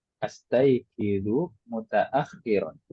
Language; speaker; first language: Arabic; non-native, local second language; Indonesian